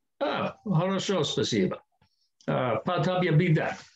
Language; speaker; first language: Russian; non-native, learner; English